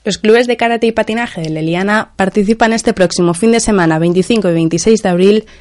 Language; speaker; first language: Spanish; non-native, local second language; Catalan